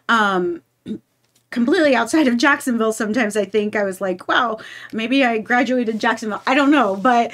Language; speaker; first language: English; native; English